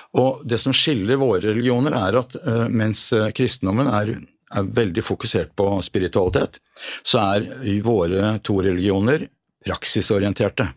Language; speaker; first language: Norwegian; early bilingual, other home language; Hungarian